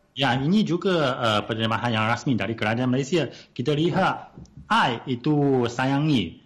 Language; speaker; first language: Malay; non-native, fluent; Chinese